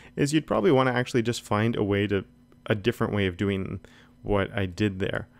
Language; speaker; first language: English; native; English